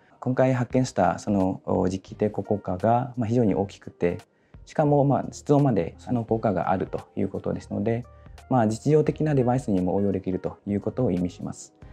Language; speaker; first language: Japanese; non-native, fluent; Vietnamese